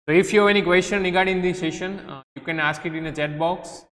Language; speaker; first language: English; non-native, local second language; Gujarati